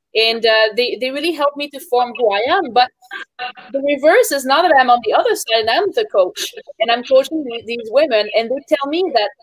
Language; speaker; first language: English; native; English